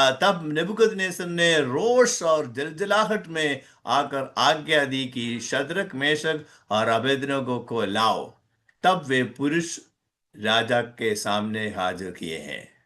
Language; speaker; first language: Hindi; non-native, local second language; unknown